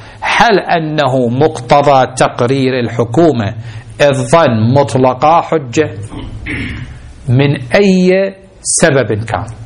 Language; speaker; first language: Arabic; native; Arabic